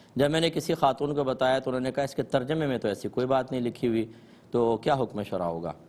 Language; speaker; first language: Urdu; native; Urdu